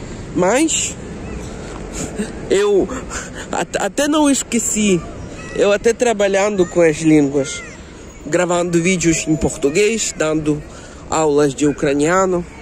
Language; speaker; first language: Portuguese; non-native, learner; Ukrainian